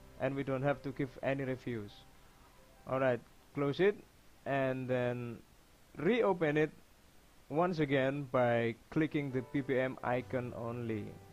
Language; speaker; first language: English; non-native, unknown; Indonesian